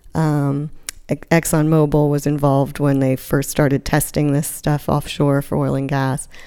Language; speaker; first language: English; native; English